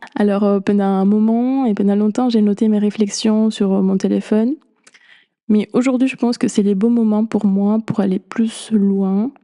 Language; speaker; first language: French; non-native, fluent; Spanish